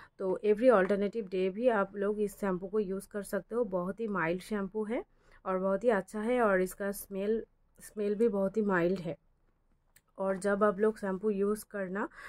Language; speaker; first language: Hindi; non-native, local second language; Bangla